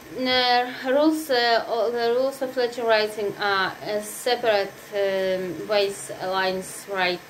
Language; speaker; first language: English; non-native, learner; Russian